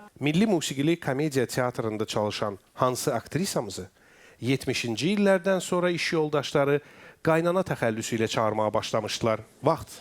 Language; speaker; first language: Azerbaijani; native; Azerbaijani